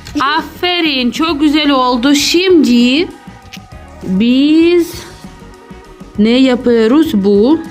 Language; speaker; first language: Turkish; non-native, learner; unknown